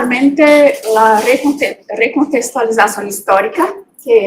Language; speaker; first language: Spanish; non-native, fluent; Portuguese